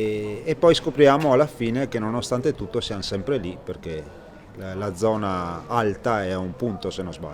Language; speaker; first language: Italian; native; Italian